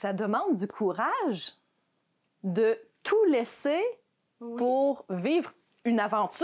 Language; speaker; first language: French; native; French